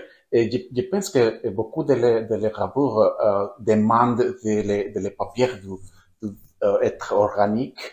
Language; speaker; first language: French; non-native, learner; Spanish